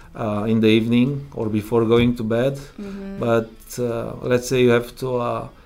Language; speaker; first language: English; non-native, fluent; Romanian